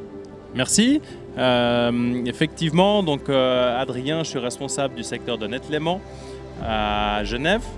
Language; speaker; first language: French; native; French